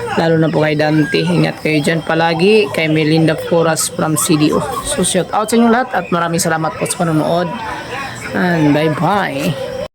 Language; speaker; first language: Filipino; non-native, local second language; Cebuano